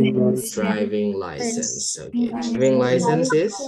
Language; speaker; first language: English; non-native, fluent; Indonesian